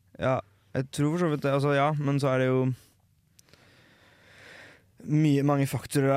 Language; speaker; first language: Norwegian; native; Norwegian